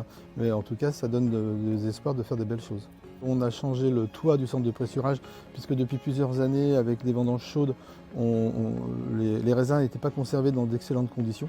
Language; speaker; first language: French; native; French